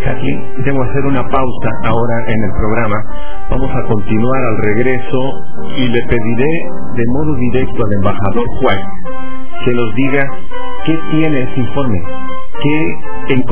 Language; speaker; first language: Spanish; native; Spanish